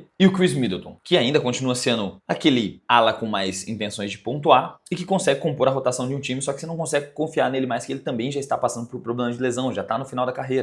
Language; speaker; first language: Portuguese; native; Portuguese